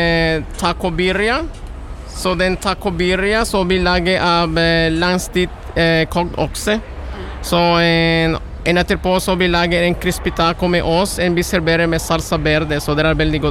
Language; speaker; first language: Norwegian; non-native, learner; Spanish